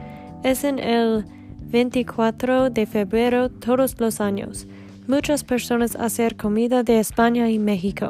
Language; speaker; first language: Spanish; non-native, learner; English